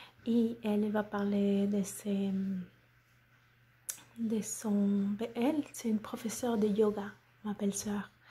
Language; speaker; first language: French; non-native, fluent; Spanish